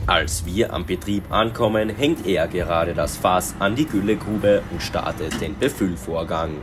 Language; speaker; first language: German; native; German